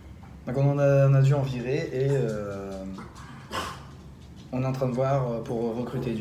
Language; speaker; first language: French; native; French